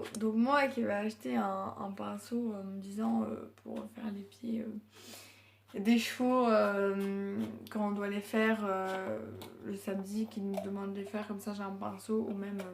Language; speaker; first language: French; native; French